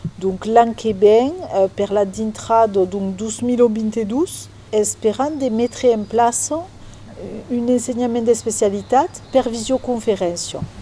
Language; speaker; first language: Occitan; non-native, local second language; French